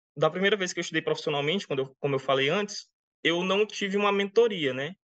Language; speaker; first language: Portuguese; native; Portuguese